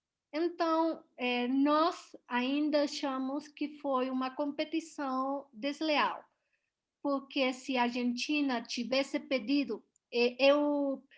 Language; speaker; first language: Portuguese; non-native, learner; Spanish